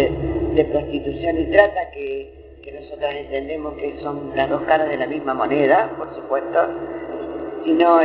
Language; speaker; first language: Spanish; native; Spanish